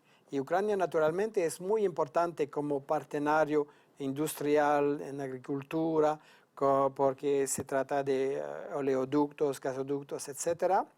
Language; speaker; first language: Spanish; non-native, fluent; French